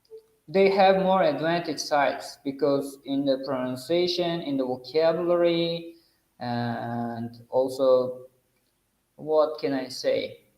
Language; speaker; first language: English; non-native, fluent; Uzbek